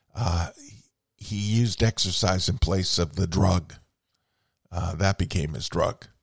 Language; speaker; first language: English; native; English